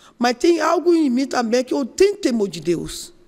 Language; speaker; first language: Portuguese; non-native, learner; Yoruba